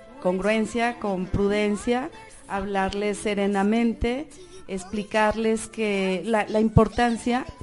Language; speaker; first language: Spanish; native; Spanish